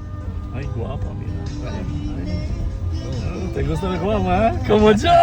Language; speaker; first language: Spanish; non-native, learner; Albanian